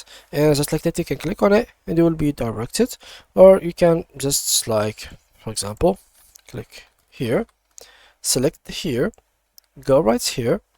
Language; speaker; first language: English; non-native, fluent; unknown